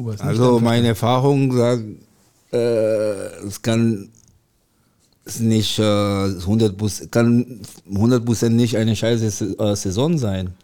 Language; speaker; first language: German; non-native, learner; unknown